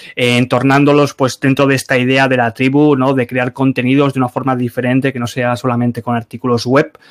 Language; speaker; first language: Spanish; native; Spanish